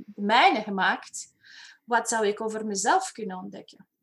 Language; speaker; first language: Dutch; non-native, fluent; Romanian